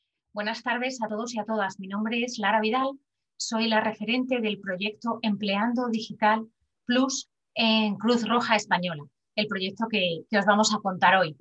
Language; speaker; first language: Spanish; native; Spanish